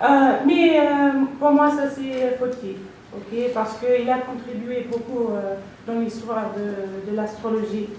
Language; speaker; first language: French; non-native, fluent; English